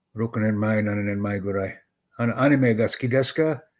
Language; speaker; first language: Japanese; non-native, learner; English